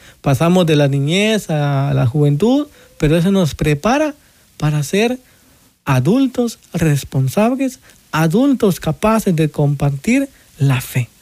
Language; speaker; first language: Spanish; native; Spanish